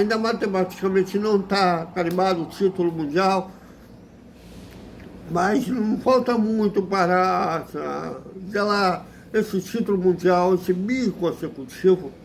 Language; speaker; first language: Portuguese; native; Portuguese